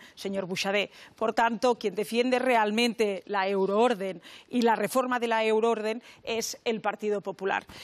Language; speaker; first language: Spanish; native; Spanish